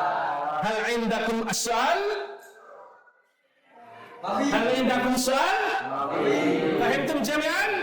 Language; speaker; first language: Arabic; non-native, fluent; Indonesian